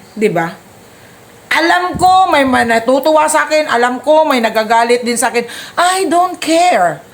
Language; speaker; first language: Filipino; non-native, local second language; Cebuano